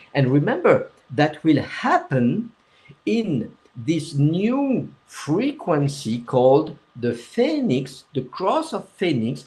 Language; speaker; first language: English; non-native, fluent; French